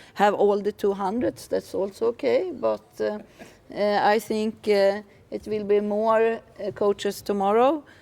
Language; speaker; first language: English; non-native, fluent; Swedish